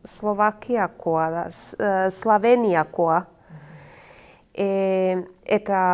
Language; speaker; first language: Basque; non-native, learner; Croatian